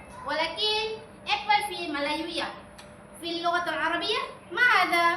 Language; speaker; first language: Arabic; non-native, learner; Malay